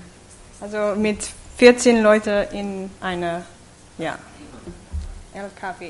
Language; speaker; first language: German; non-native, fluent; English